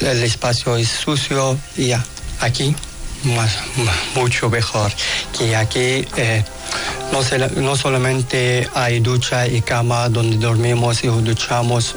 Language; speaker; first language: Spanish; non-native, learner; Arabic